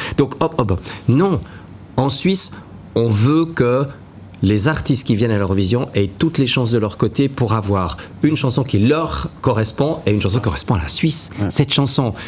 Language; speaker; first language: French; native; French